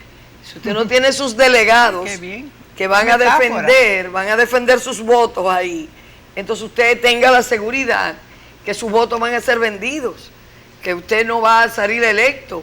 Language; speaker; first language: Spanish; native; Spanish